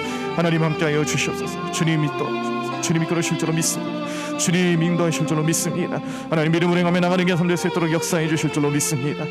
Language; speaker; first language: Korean; native; Korean